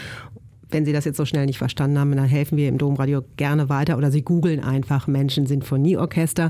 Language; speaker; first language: German; native; German